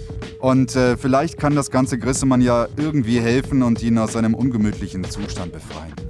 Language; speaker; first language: German; native; German